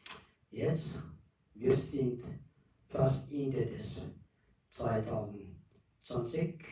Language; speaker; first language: German; non-native, learner; Tibetan